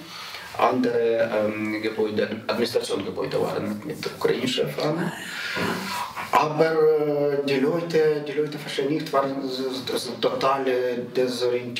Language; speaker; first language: German; non-native, learner; Ukrainian